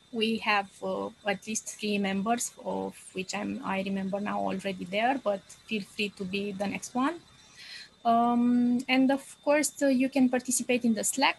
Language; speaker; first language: English; non-native, fluent; Romanian